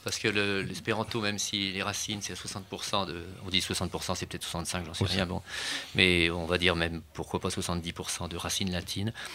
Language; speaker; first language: French; native; French